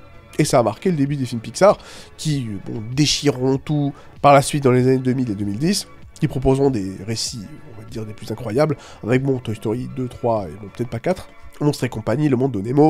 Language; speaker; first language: French; native; French